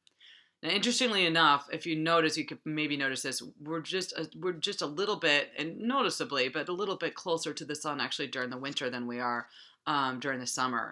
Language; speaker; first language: English; native; English